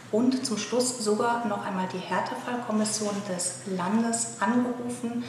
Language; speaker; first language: German; native; German